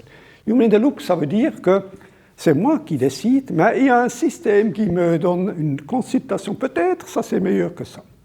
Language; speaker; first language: French; non-native, local second language; German